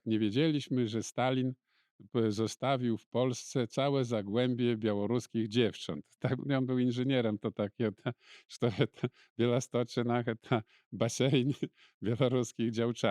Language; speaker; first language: Polish; non-native, local second language; Belarusian